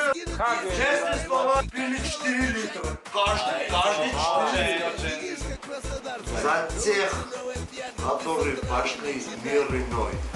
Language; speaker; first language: Russian; non-native, fluent; Armenian